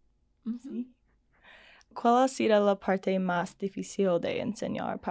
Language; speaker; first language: Spanish; non-native, learner; English